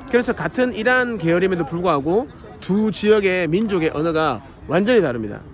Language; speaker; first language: Korean; native; Korean